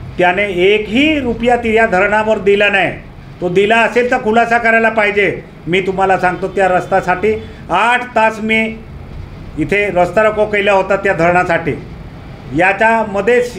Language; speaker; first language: Marathi; non-native, local second language; Bhili